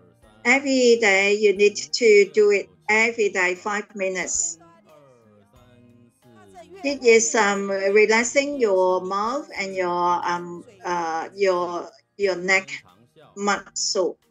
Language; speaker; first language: English; non-native, learner; Chinese